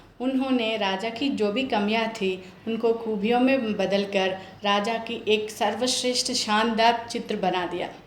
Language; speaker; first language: Hindi; non-native, local second language; Telugu